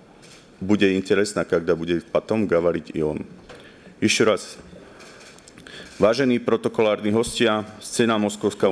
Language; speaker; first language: Russian; non-native, learner; Slovak